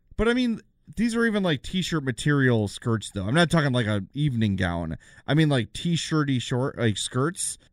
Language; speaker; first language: English; native; English